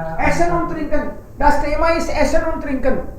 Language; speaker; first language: German; non-native, fluent; Hindi